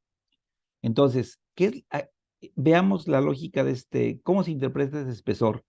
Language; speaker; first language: Spanish; native; Spanish